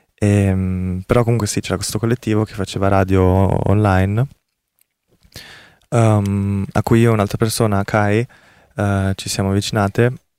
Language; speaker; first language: Italian; early bilingual, other home language; Korean